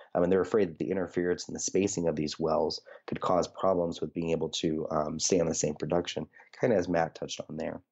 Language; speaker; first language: English; native; English